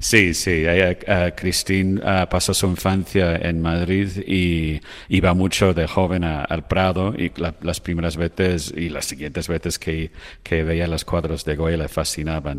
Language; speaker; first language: Spanish; non-native, fluent; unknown